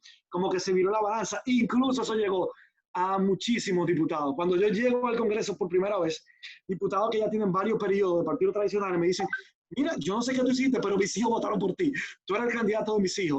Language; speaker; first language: Spanish; native; Spanish